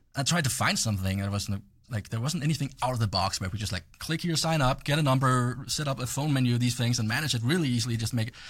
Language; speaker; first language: English; non-native, fluent; Danish